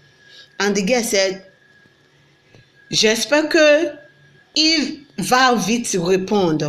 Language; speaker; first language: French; non-native, learner; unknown